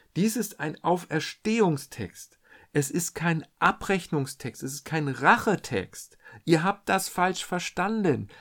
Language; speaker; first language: German; native; German